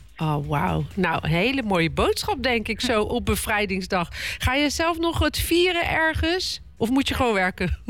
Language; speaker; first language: Dutch; native; Dutch